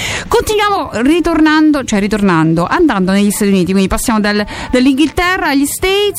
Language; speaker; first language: Italian; native; Italian